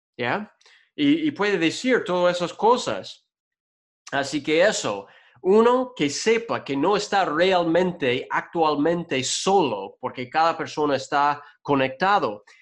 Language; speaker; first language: Spanish; non-native, fluent; English